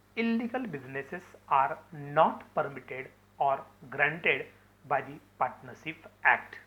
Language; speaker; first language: English; non-native, local second language; Marathi